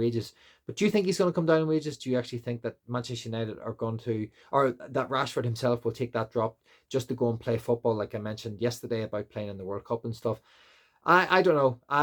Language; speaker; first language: English; native; English